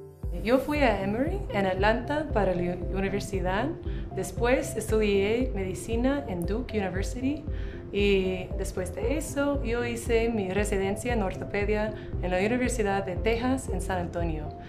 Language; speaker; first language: Spanish; non-native, fluent; English